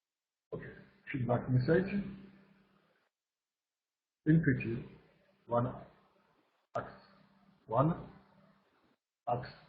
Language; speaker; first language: English; non-native, learner; French